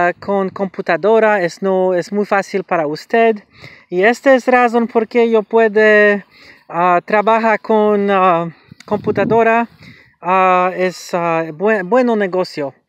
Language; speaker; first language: Spanish; non-native, learner; English